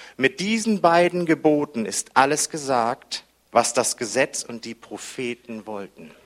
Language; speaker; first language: German; native; German